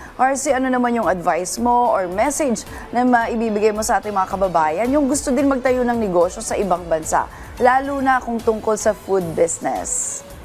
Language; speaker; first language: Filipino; native; Filipino